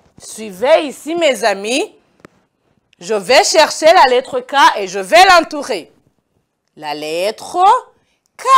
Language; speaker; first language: French; non-native, local second language; Kinyarwanda